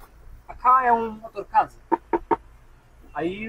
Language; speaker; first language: Portuguese; native; Portuguese